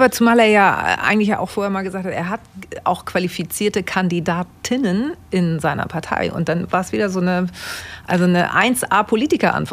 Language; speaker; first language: German; native; German